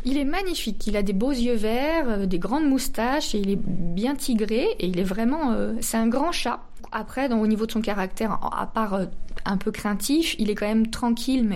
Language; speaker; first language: French; native; French